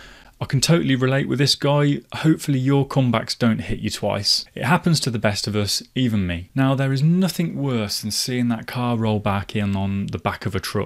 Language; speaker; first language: English; native; English